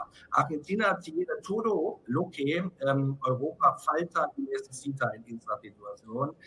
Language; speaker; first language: Spanish; non-native, fluent; German